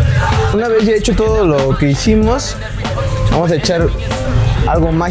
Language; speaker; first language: Spanish; native; Spanish